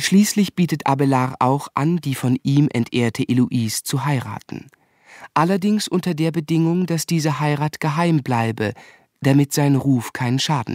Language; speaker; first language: German; native; German